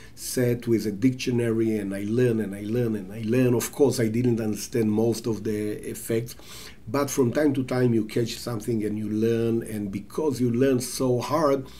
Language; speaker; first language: English; non-native, fluent; Hebrew